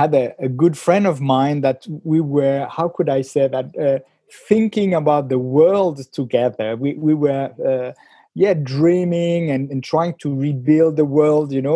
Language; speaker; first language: English; non-native, fluent; French